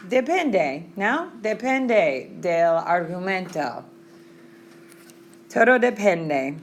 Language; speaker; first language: Spanish; non-native, fluent; English